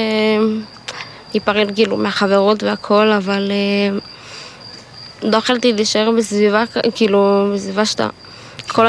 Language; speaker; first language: Hebrew; native; Hebrew